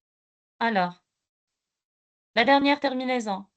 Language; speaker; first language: French; non-native, local second language; Arabic